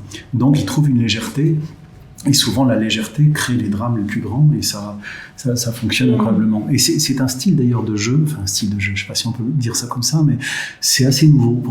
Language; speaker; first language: French; native; French